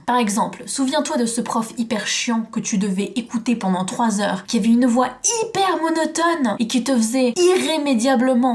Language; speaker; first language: French; native; French